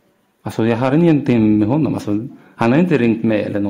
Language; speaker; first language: Swedish; non-native, learner; Arabic